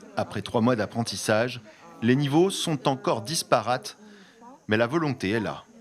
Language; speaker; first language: French; native; French